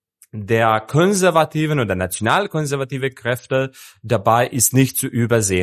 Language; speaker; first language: German; non-native, fluent; Serbian